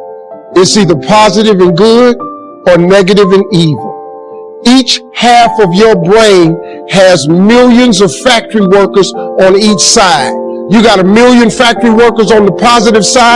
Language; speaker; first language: English; native; English